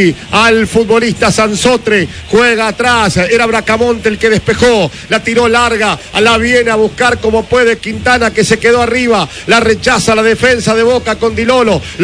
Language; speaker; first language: Spanish; native; Spanish